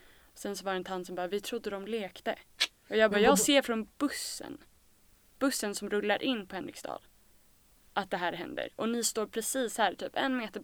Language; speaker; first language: Swedish; native; Swedish